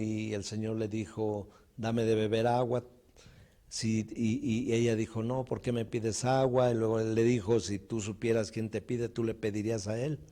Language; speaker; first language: Spanish; native; Spanish